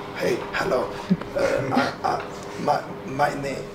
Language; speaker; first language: English; non-native, learner; Tibetan